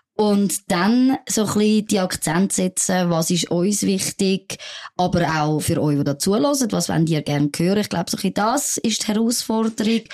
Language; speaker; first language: German; non-native, fluent; French